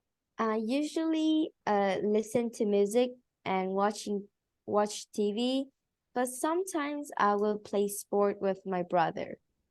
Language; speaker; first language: English; non-native, learner; Vietnamese